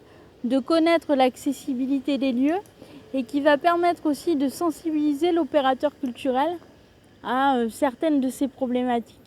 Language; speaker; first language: French; native; French